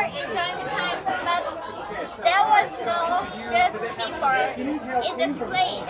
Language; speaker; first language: English; non-native, learner; Japanese